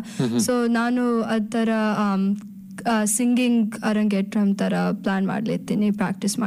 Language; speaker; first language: Kannada; early bilingual, heritage; Kannada